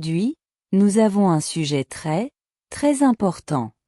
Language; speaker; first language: French; non-native, local second language; Arabic